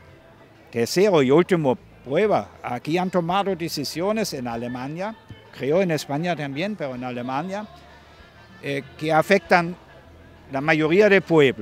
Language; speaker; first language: Spanish; non-native, fluent; German